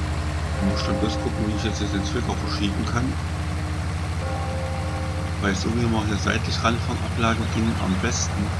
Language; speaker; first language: German; native; German